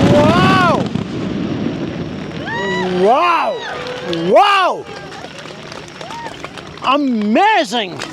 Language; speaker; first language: English; non-native, local second language; Urdu